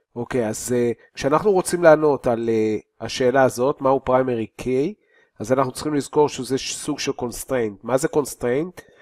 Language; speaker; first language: Hebrew; native; Hebrew